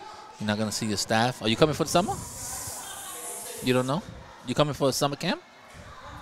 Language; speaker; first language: English; native; English